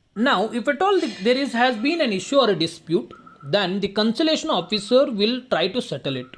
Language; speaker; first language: English; non-native, local second language; Kannada